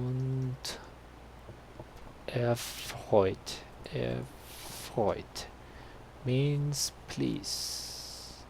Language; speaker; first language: German; non-native, learner; Spanish